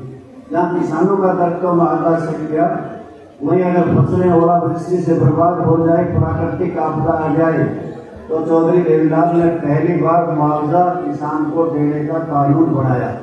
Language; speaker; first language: Hindi; native; Hindi